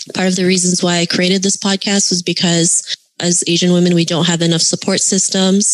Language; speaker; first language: English; early bilingual, other home language; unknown